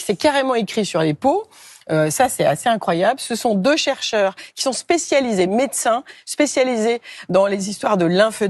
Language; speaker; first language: French; native; French